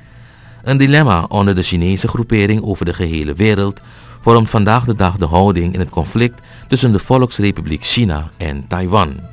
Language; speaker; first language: Dutch; native; Dutch